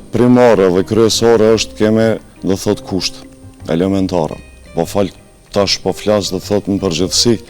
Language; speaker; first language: Albanian; native; Albanian